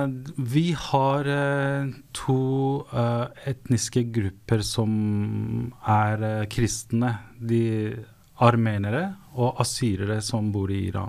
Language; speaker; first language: Norwegian; non-native, fluent; Persian